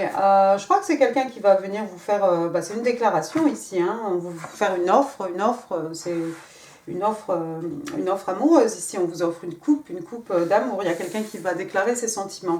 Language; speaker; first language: French; native; French